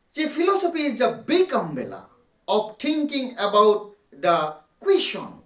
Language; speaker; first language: English; non-native, local second language; Assamese